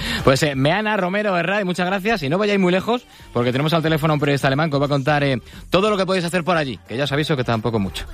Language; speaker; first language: Spanish; native; Spanish